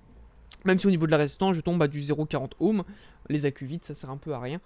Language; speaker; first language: French; native; French